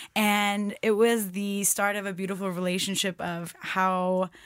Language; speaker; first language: English; non-native, fluent; Turkish